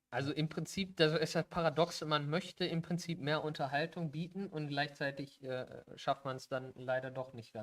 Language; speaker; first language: German; native; German